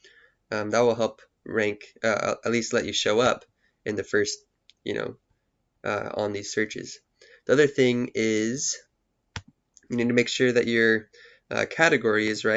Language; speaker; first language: English; native; English